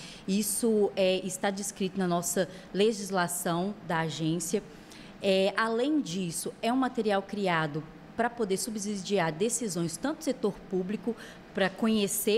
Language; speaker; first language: Portuguese; native; Portuguese